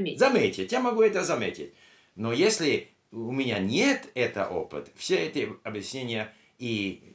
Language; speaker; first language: Russian; non-native, learner; English